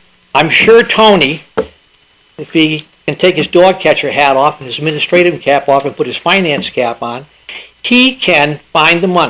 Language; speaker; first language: English; native; English